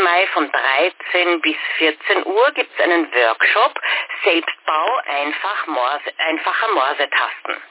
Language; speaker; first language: German; native; German